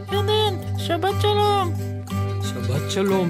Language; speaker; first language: Hebrew; native; Hebrew